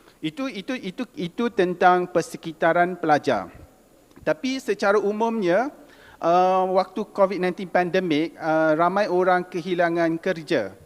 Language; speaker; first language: Malay; native; Malay